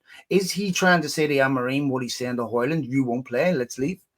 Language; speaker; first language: English; native; English